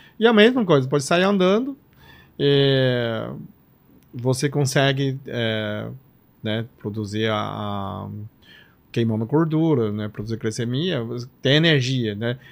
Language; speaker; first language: Portuguese; non-native, fluent; Chinese